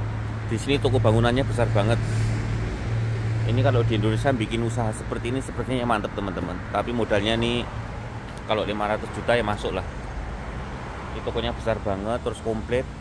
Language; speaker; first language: Indonesian; non-native, local second language; Javanese